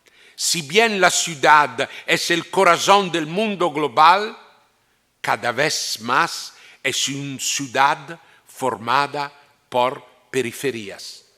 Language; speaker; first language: Spanish; non-native, fluent; Italian